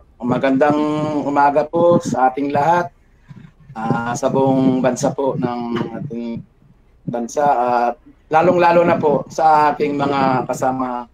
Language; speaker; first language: Filipino; non-native, local second language; Pangasinan